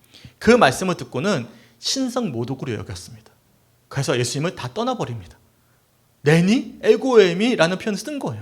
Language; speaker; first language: Korean; native; Korean